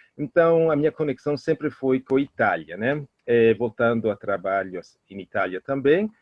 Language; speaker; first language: Portuguese; non-native, fluent; Italian